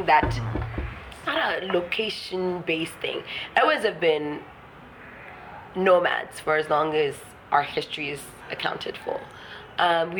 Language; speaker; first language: English; non-native, local second language; Ewe